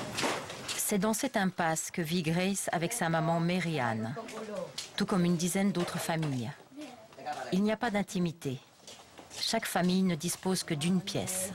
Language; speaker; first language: French; native; French